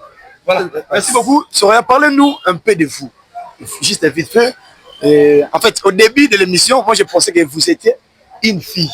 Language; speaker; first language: French; non-native, local second language; Lingala